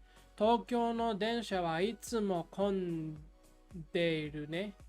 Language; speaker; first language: Japanese; non-native, learner; English